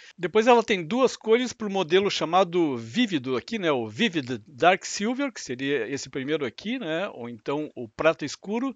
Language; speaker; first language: Portuguese; native; Portuguese